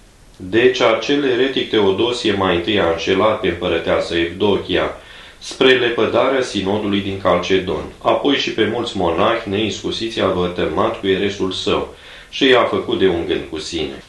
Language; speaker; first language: Romanian; native; Romanian